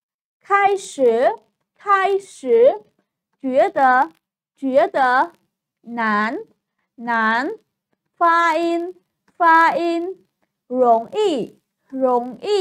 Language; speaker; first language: Chinese; non-native, fluent; Khmer